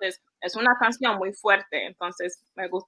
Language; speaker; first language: Spanish; early bilingual, heritage; English